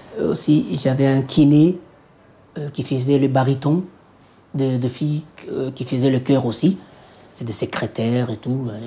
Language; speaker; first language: French; non-native, local second language; Somali